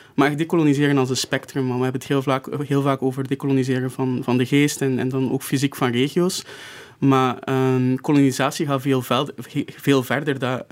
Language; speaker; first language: Dutch; early bilingual, other home language; Morisyen